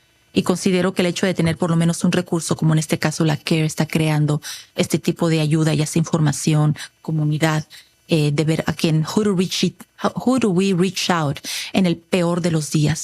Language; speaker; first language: Spanish; native; Spanish